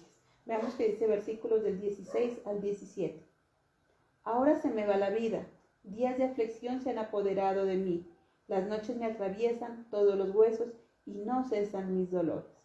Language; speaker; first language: Spanish; native; Spanish